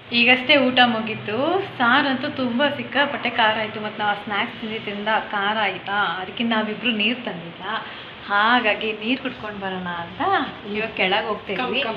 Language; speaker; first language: Kannada; non-native, local second language; Malayalam